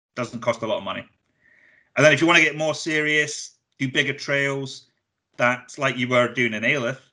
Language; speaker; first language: English; native; English